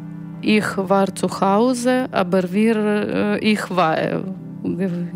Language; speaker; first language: German; non-native, learner; Ukrainian